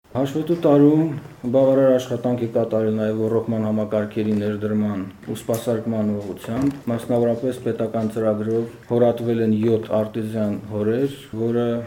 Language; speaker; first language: Armenian; native; Armenian